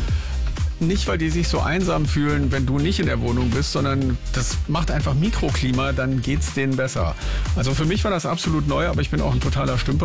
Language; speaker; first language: German; native; German